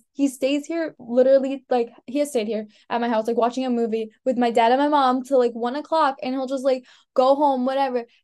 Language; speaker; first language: English; native; English